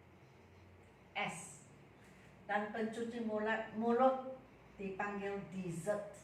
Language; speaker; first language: Malay; non-native, local second language; Chinese